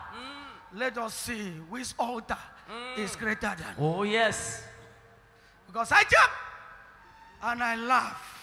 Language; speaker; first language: English; non-native, local second language; Ibibio